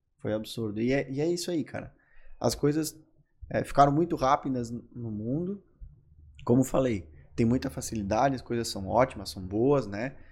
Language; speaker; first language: Portuguese; native; Portuguese